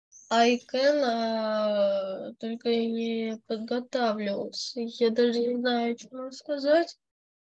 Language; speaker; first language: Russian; native; Russian